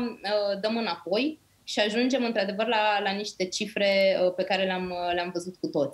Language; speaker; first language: Romanian; native; Romanian